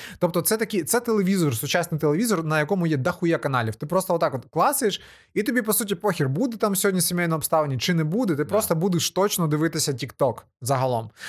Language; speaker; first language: Ukrainian; native; Ukrainian